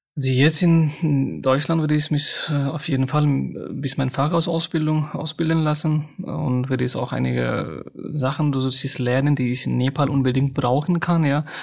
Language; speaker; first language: German; non-native, fluent; Nepali